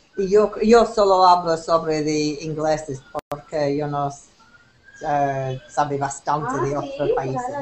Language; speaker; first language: Spanish; non-native, learner; English